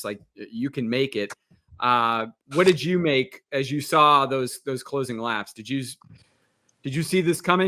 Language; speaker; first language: English; native; English